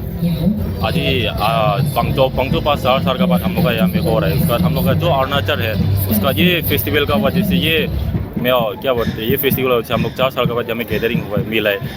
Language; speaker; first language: Hindi; non-native, local second language; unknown